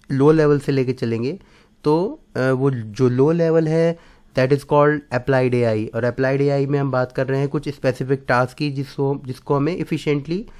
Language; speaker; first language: Hindi; native; Hindi